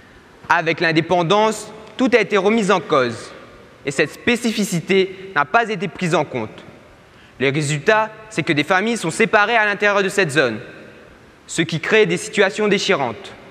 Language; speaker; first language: French; native; French